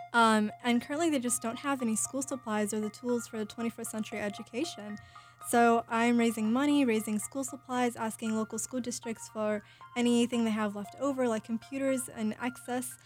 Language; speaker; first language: English; native; English